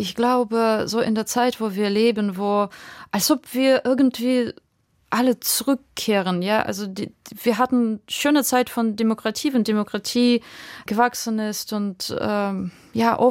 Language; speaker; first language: German; non-native, fluent; Russian